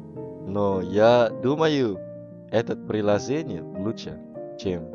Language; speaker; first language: Russian; non-native, learner; Indonesian